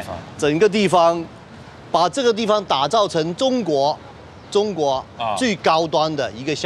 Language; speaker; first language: Chinese; native; Chinese